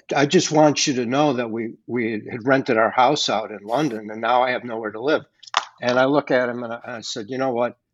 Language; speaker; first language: English; native; English